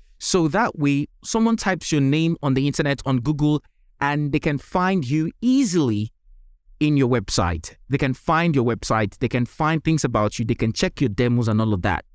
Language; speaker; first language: English; non-native, local second language; Yoruba